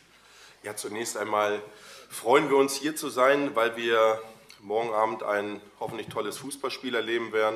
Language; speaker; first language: German; native; German